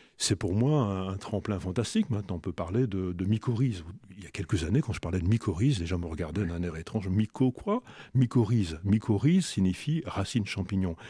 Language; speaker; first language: French; native; French